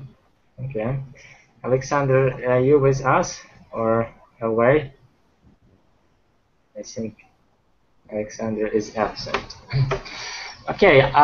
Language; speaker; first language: English; non-native, fluent; Ukrainian